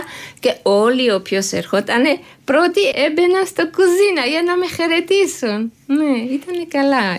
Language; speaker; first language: Greek; non-native, learner; Georgian